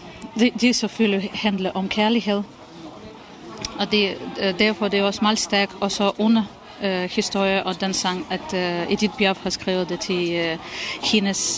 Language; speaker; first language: Danish; non-native, fluent; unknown